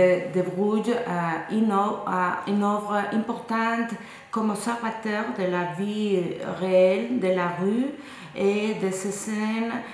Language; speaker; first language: French; non-native, fluent; Spanish